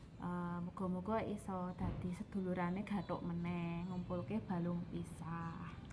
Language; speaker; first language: Javanese; native; Javanese